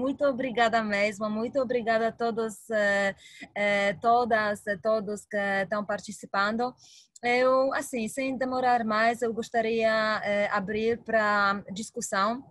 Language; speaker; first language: Portuguese; non-native, fluent; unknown